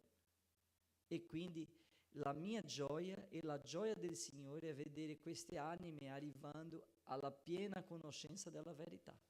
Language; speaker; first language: Italian; non-native, fluent; Portuguese